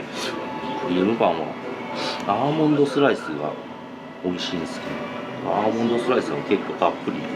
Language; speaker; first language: Japanese; native; Japanese